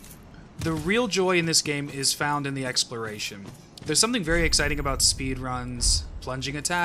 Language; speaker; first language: English; native; English